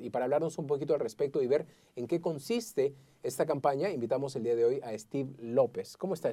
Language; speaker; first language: Spanish; native; Spanish